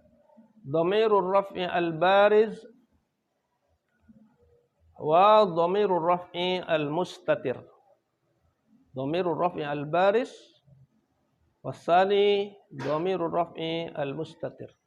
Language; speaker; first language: Arabic; non-native, fluent; Indonesian